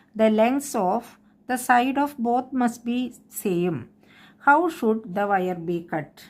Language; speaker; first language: English; non-native, local second language; Malayalam